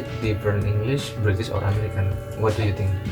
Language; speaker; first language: English; non-native, learner; Indonesian